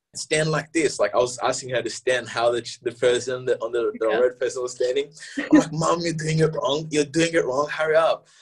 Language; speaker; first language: English; early bilingual, other home language; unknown